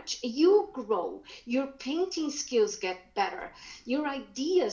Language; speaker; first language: English; non-native, fluent; German